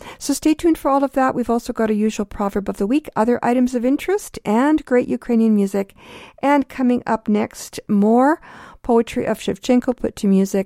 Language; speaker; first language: English; early bilingual, other home language; Ukrainian